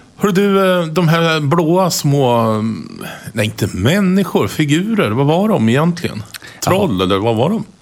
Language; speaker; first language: Swedish; native; Swedish